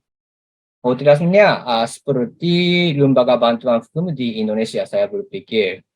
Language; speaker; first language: Indonesian; non-native, learner; Japanese